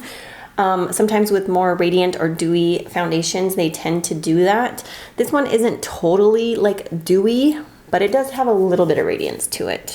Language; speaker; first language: English; native; English